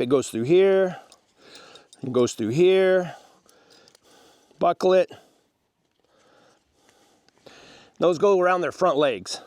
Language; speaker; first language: English; native; English